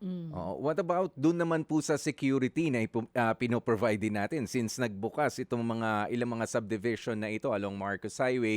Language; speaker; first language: Filipino; native; Filipino